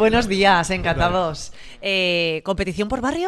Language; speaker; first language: Spanish; native; Spanish